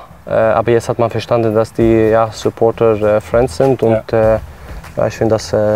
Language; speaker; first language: German; non-native, fluent; Swedish